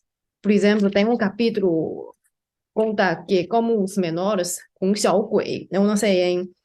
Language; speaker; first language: Portuguese; non-native, fluent; Chinese